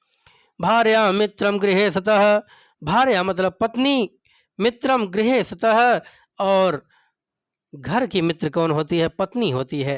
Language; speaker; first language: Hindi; native; Hindi